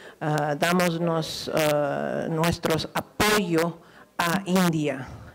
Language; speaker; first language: Spanish; early bilingual, heritage; Spanish